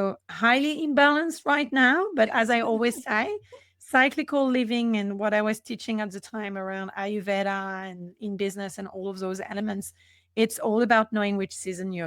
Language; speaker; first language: English; non-native, fluent; French